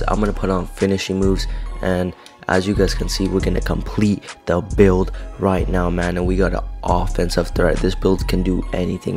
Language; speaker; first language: English; native; English